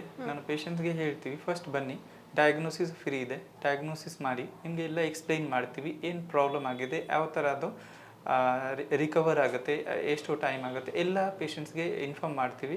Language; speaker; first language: Kannada; non-native, local second language; Hindi